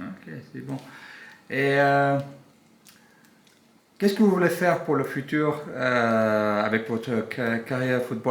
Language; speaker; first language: French; non-native, learner; English